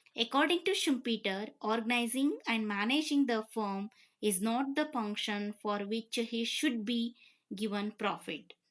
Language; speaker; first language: English; non-native, local second language; Kannada